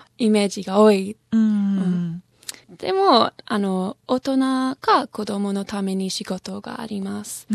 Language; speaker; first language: Japanese; non-native, fluent; English